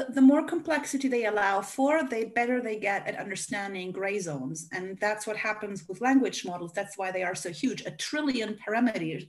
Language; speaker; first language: English; non-native, fluent; Hungarian